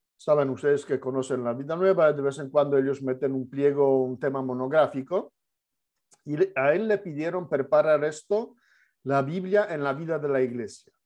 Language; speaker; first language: Spanish; non-native, fluent; Polish